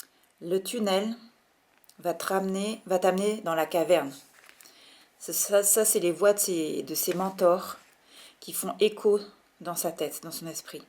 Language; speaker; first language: French; native; French